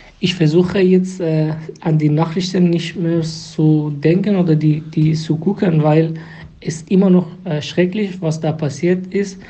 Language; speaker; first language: German; non-native, fluent; Persian